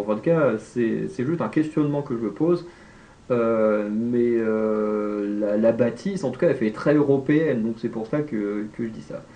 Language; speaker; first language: French; native; French